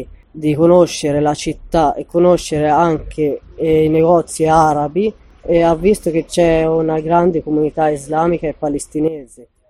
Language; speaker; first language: Italian; non-native, fluent; Arabic